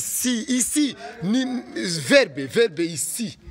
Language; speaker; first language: French; non-native, local second language; Rundi